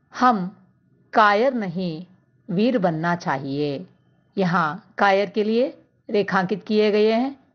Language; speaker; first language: Hindi; non-native, local second language; Telugu